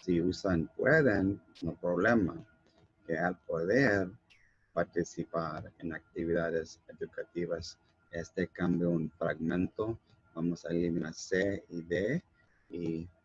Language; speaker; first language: Spanish; non-native, learner; English